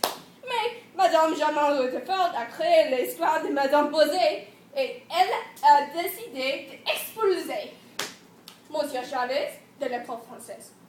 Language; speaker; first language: French; non-native, learner; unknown